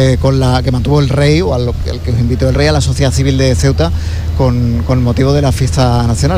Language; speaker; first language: Spanish; native; Spanish